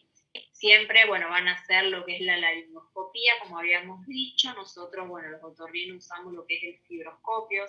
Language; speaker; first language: Spanish; native; Spanish